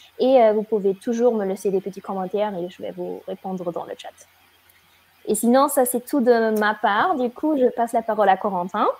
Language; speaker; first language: French; non-native, fluent; German